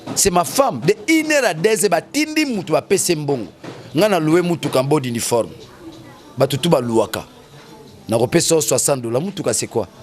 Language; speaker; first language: Lingala; non-native, local second language; Kongo